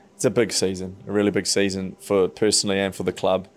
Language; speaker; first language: English; native; English